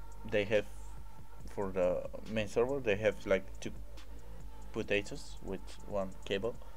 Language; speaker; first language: English; non-native, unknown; Bulgarian